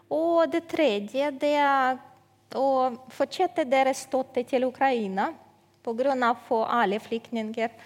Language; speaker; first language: Norwegian; non-native, fluent; Ukrainian